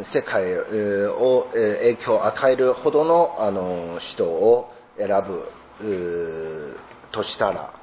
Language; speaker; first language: Japanese; non-native, fluent; Chinese